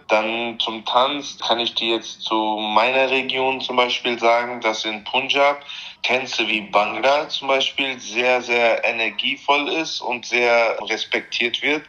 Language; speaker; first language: German; early bilingual, other home language; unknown